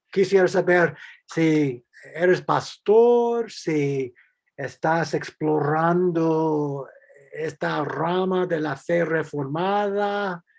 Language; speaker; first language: Spanish; non-native, fluent; English